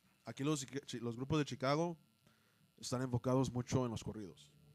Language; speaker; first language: Spanish; early bilingual, heritage; Spanish